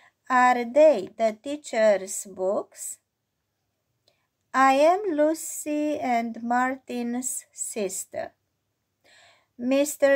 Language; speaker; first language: English; non-native, fluent; Romanian